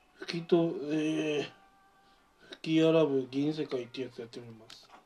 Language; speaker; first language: Japanese; native; Japanese